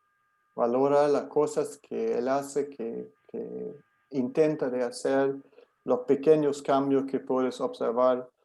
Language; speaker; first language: Spanish; non-native, fluent; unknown